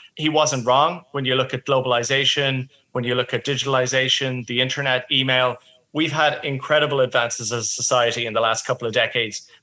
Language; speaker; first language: English; native; English